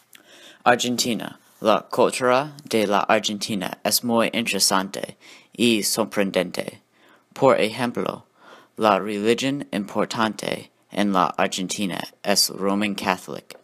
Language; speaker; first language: Spanish; non-native, learner; English